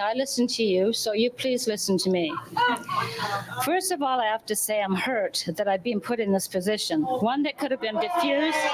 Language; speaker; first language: English; native; English